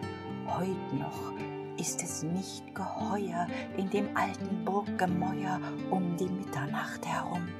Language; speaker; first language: German; native; German